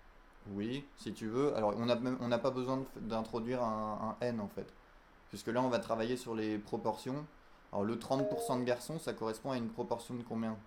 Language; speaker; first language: French; native; French